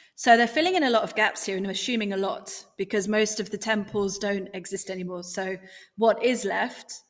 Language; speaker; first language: English; native; English